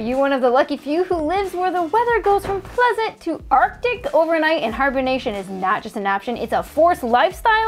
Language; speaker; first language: English; native; English